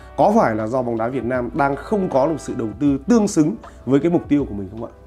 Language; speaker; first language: Vietnamese; native; Vietnamese